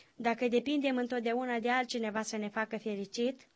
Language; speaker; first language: Romanian; native; Romanian